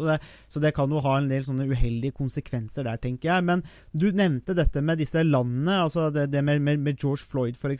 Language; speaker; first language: Norwegian; native; Norwegian